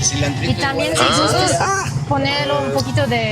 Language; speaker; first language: Spanish; non-native, learner; Chinese